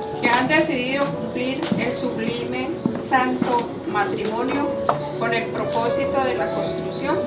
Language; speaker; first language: Spanish; native; Spanish